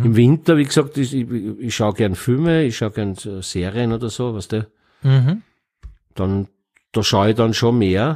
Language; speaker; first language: German; native; German